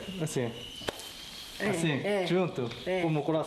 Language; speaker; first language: Portuguese; non-native, learner; Korean